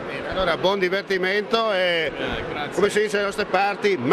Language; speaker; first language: Italian; native; Italian